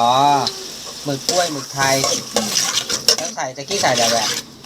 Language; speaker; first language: Thai; native; Thai